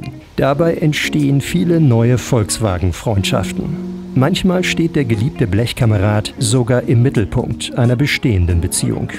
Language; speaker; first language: German; native; German